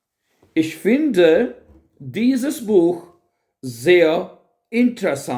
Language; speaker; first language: German; non-native, fluent; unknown